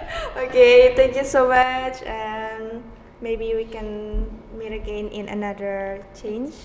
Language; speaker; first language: English; non-native, learner; Indonesian